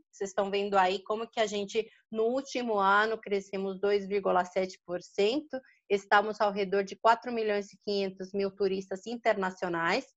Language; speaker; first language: Portuguese; non-native, fluent; Spanish